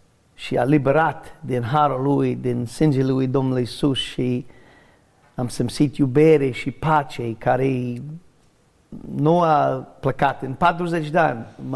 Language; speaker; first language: Romanian; non-native, learner; English